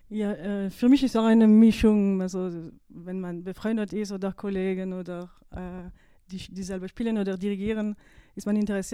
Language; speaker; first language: German; non-native, fluent; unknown